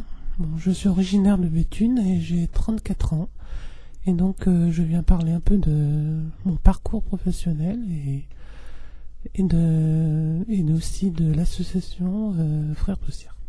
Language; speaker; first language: French; non-native, learner; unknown